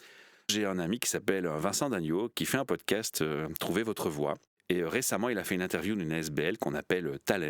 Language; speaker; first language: French; native; French